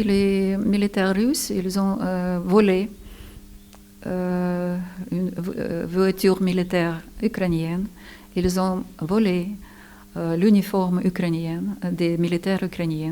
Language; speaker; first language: French; non-native, fluent; Ukrainian